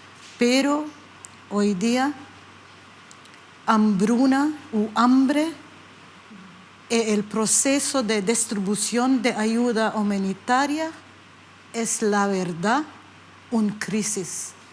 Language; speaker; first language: Spanish; non-native, learner; Arabic